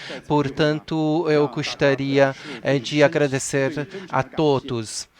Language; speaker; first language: Portuguese; non-native, fluent; Chinese